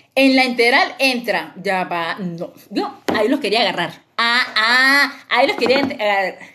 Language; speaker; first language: Spanish; native; Spanish